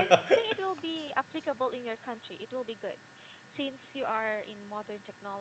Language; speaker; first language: English; non-native, fluent; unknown